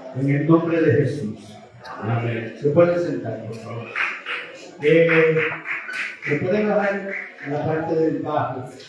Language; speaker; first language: Spanish; early bilingual, heritage; Spanish